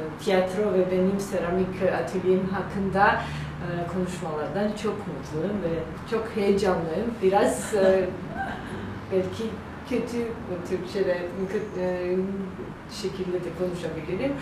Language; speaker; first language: Turkish; non-native, learner; Georgian